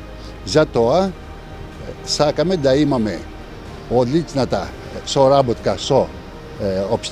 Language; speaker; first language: Macedonian; non-native, learner; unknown